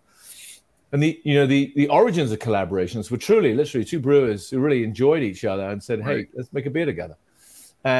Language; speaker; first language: English; native; English